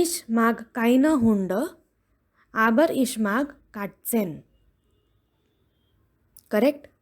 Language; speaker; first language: German; non-native, fluent; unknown